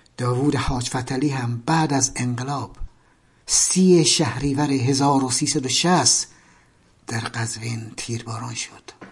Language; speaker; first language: Persian; native; Persian